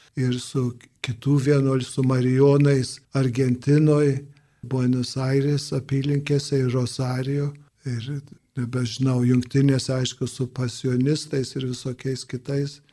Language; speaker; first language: Lithuanian; early bilingual, heritage; Lithuanian